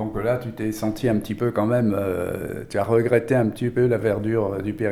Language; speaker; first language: French; native; French